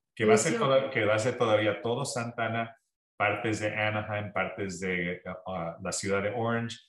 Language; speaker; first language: Spanish; early bilingual, heritage; Spanish